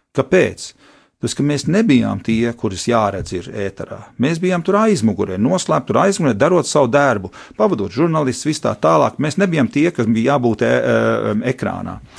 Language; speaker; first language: Latvian; early bilingual, heritage; Latvian